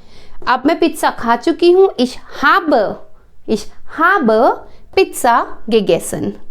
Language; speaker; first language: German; non-native, fluent; Hindi